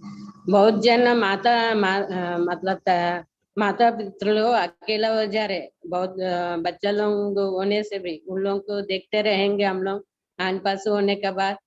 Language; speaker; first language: Hindi; non-native, local second language; Telugu